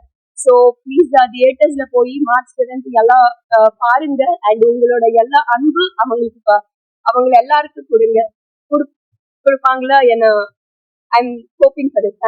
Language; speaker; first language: Tamil; non-native, fluent; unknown